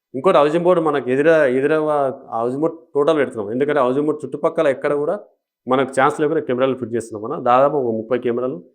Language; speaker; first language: Telugu; native; Telugu